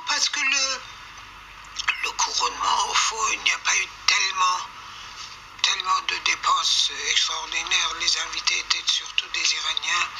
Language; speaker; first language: French; non-native, fluent; Persian